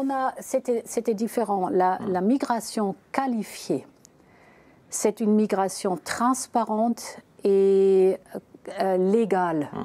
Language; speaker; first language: French; non-native, fluent; German